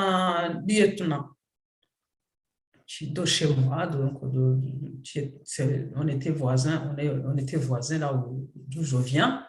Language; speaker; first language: French; non-native, local second language; Kinyarwanda